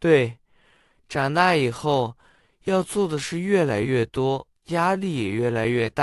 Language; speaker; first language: Chinese; non-native, fluent; English